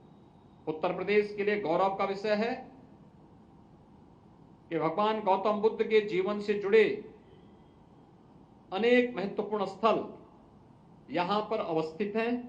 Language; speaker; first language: Hindi; native; Hindi